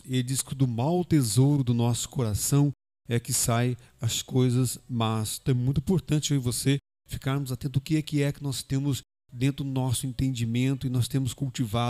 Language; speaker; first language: Portuguese; native; Portuguese